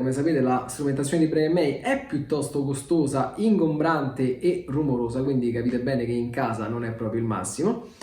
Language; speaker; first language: Italian; native; Italian